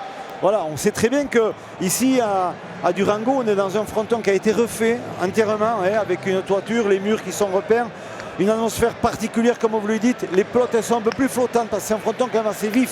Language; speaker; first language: French; native; French